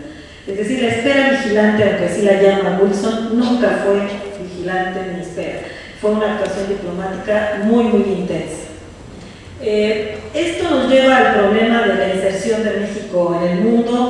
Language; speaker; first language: Spanish; native; Spanish